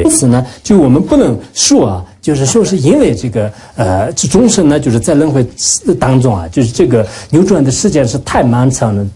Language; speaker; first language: Chinese; non-native, local second language; Tibetan